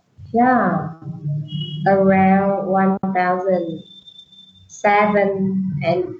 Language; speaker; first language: English; non-native, learner; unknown